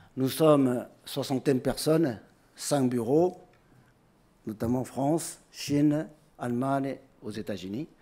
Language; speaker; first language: French; non-native, fluent; Chinese